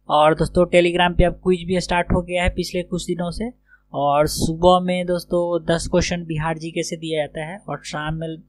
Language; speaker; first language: Hindi; native; Hindi